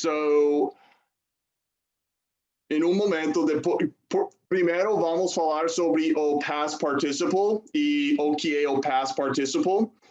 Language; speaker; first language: Portuguese; non-native, fluent; English